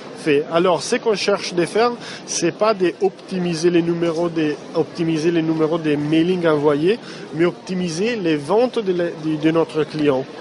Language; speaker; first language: French; non-native, fluent; Italian